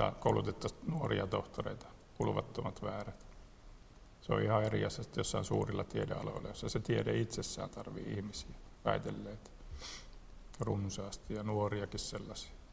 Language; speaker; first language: Finnish; native; Finnish